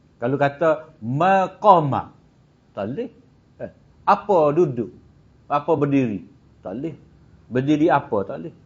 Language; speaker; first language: Malay; native; Malay